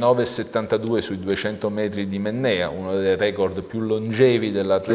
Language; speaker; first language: Italian; native; Italian